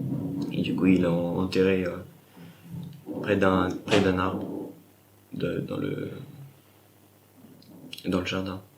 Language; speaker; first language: French; non-native, fluent; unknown